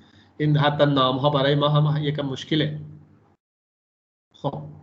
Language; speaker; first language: Persian; non-native, fluent; Urdu